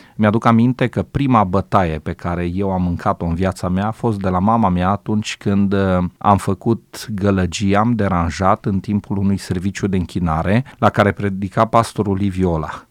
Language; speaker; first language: Romanian; native; Romanian